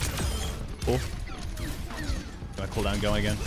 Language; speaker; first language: English; native; English